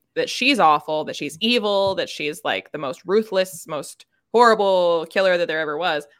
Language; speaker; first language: English; native; English